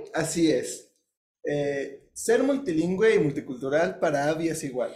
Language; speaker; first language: Spanish; native; Spanish